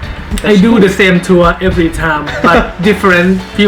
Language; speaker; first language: English; non-native, learner; Thai